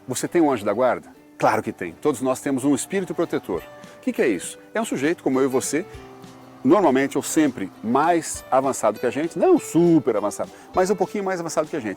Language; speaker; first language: Portuguese; native; Portuguese